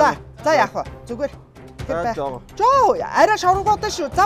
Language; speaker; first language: Mongolian; native; Mongolian